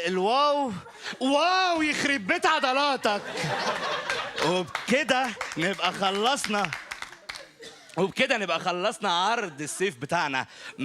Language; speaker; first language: Arabic; native; Arabic